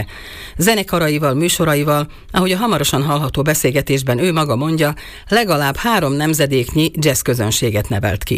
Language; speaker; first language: Hungarian; native; Hungarian